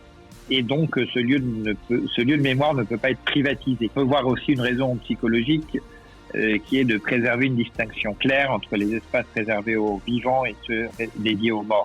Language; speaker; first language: French; native; French